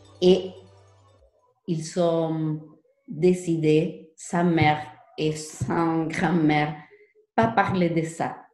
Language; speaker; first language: French; non-native, learner; Spanish